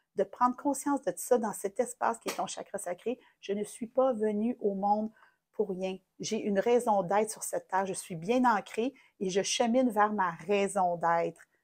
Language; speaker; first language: French; native; French